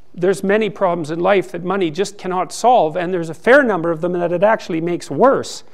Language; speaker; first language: English; native; English